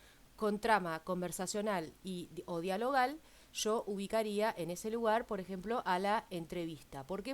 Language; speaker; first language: Spanish; native; Spanish